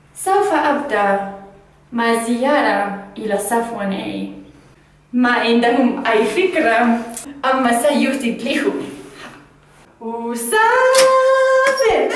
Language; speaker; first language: Arabic; non-native, learner; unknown